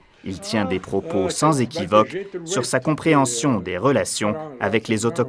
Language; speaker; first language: French; native; French